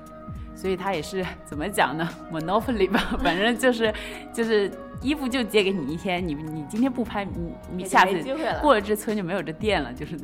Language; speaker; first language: Chinese; native; Chinese